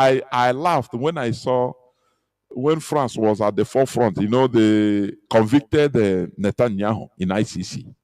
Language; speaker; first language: English; non-native, local second language; Igbo